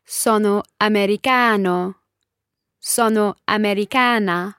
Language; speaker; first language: Italian; non-native, learner; English